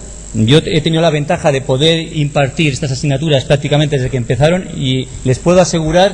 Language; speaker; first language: Spanish; native; Spanish